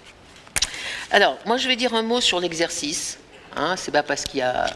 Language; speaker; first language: French; native; French